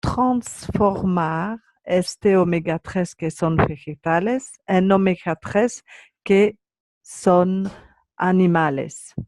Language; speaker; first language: Spanish; non-native, learner; French